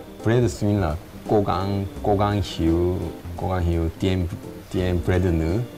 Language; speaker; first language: Vietnamese; non-native, learner; Korean